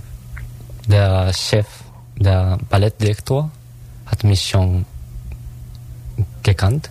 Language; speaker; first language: German; non-native, learner; Japanese